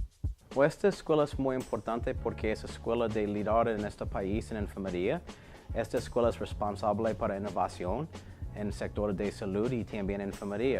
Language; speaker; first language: Spanish; non-native, learner; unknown